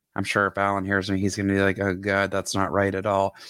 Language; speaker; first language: English; native; English